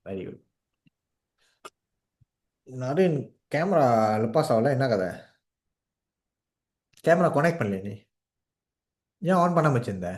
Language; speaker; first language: Tamil; native; Tamil